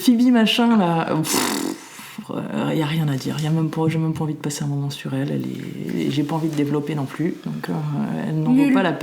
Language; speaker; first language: French; native; French